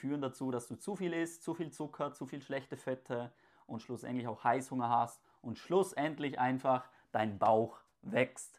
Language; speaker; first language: German; native; German